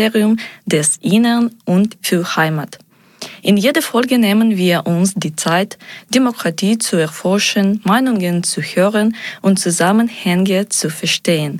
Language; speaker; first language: German; non-native, fluent; Ukrainian